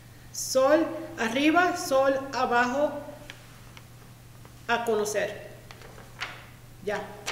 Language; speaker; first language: Spanish; early bilingual, heritage; Spanish